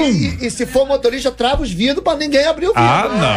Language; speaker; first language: Portuguese; native; Portuguese